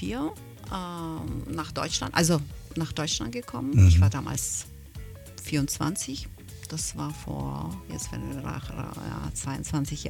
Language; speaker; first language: German; non-native, fluent; Ukrainian